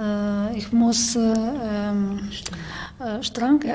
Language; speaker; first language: German; non-native, learner; Ukrainian